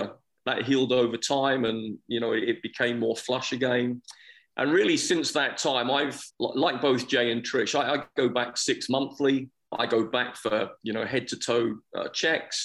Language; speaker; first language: English; native; English